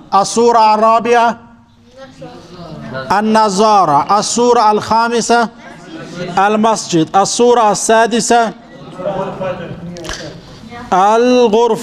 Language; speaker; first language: Arabic; non-native, fluent; Urdu